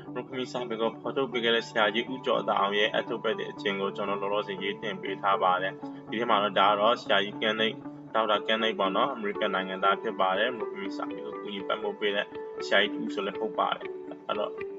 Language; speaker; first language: Burmese; non-native, local second language; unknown